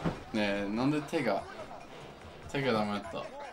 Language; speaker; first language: Japanese; non-native, fluent; English